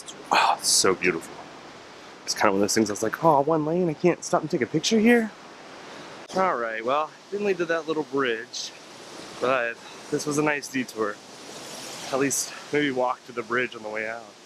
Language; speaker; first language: English; native; English